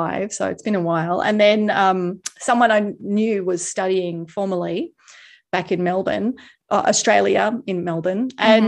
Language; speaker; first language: English; native; English